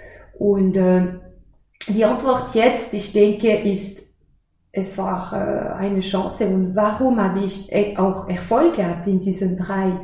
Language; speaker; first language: German; non-native, fluent; French